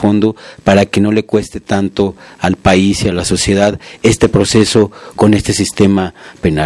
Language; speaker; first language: Spanish; native; Spanish